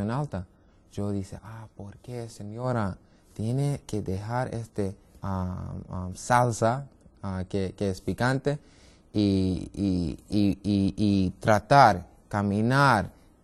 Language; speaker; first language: Spanish; non-native, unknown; English